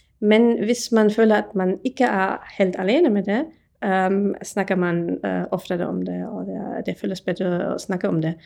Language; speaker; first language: Norwegian; non-native, fluent; English